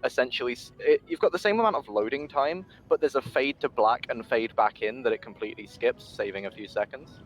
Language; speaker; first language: English; native; English